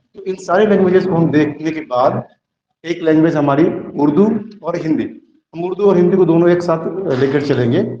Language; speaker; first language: Urdu; native; Urdu